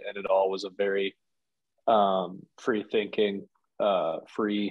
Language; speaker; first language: English; native; English